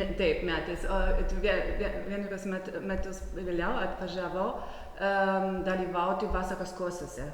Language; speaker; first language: Lithuanian; non-native, fluent; German